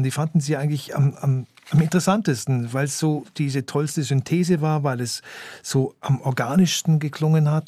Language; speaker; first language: German; native; German